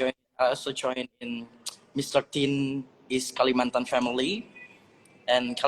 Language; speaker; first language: English; non-native, learner; Indonesian